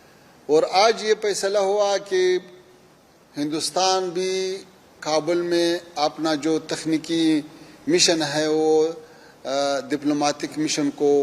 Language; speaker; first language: Hindi; non-native, learner; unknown